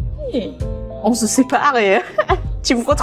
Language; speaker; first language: French; native; French